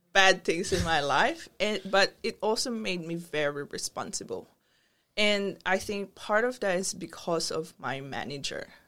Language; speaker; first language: English; non-native, local second language; Filipino